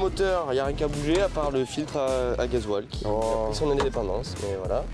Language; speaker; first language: French; native; French